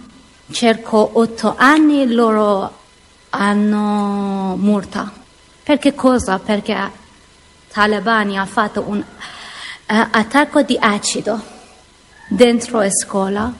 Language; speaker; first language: Italian; non-native, learner; Persian